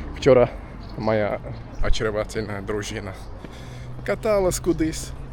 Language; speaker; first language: Ukrainian; non-native, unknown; Turkish